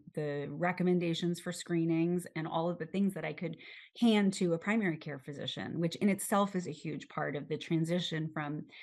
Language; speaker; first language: English; native; English